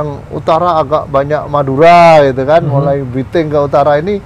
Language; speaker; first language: Indonesian; native; Indonesian